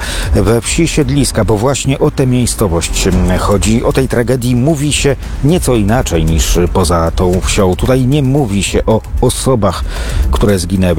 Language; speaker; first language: Polish; native; Polish